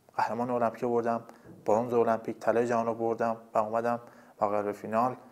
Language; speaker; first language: Persian; native; Persian